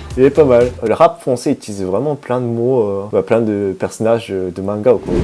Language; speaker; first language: French; non-native, fluent; Japanese